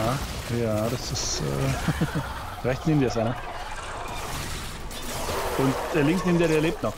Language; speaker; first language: German; native; German